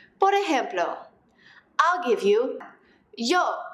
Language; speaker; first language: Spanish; non-native, fluent; English